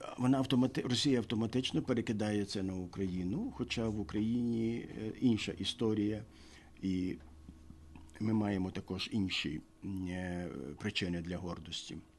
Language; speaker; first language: Ukrainian; native; Ukrainian